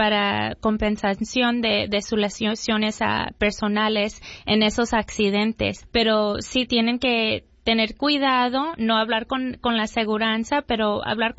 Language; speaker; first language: Spanish; early bilingual, heritage; Spanish